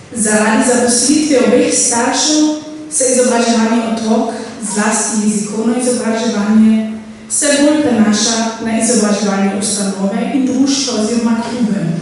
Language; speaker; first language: Slovenian; non-native, local second language; German